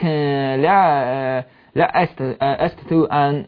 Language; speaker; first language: Arabic; non-native, learner; Chinese